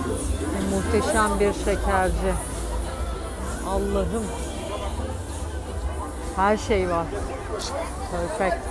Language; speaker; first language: Turkish; native; Turkish